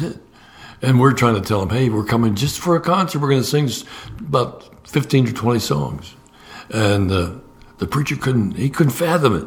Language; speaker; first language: English; native; English